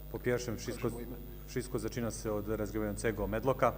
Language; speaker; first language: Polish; non-native, learner; Serbian